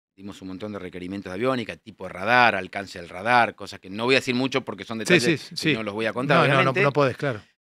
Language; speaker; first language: Spanish; native; Spanish